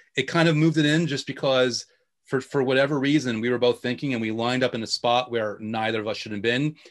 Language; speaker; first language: English; native; English